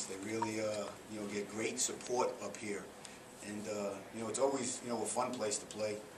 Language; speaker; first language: English; native; English